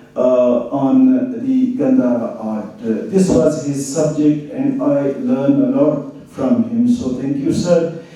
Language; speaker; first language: English; non-native, local second language; Urdu